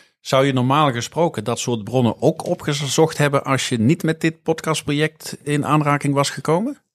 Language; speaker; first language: Dutch; native; Dutch